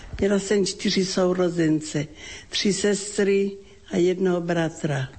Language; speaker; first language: Czech; native; Czech